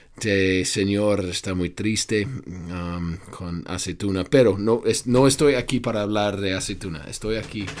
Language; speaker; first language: Spanish; non-native, fluent; English